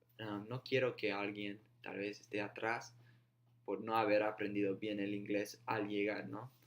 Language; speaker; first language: Spanish; non-native, fluent; English